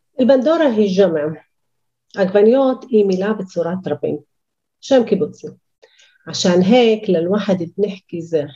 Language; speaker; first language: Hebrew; non-native, local second language; Arabic